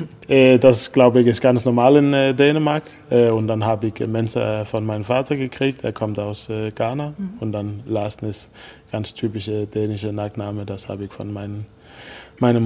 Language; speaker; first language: German; non-native, fluent; Danish